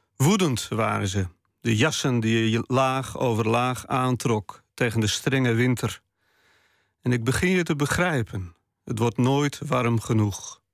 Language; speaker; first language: Dutch; non-native, local second language; Western Frisian